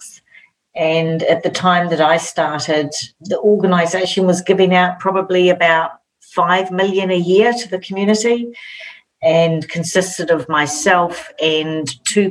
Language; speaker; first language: English; native; English